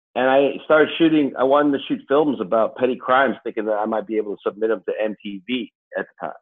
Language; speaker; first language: English; early bilingual, other home language; Filipino